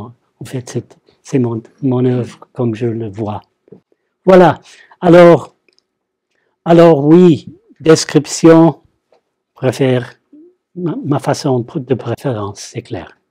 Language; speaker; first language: French; non-native, fluent; English